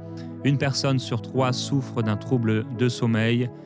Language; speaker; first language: French; native; French